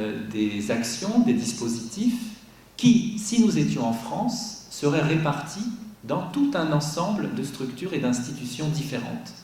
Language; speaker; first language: French; native; French